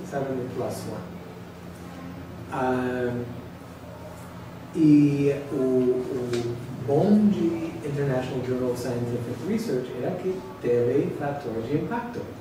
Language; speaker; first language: Portuguese; non-native, fluent; English